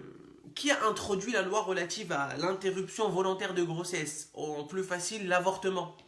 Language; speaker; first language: French; native; French